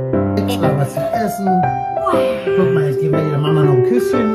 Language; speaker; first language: German; native; German